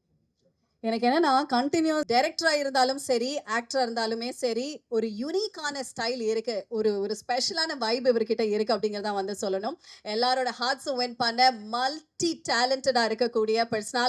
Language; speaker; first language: Tamil; native; Tamil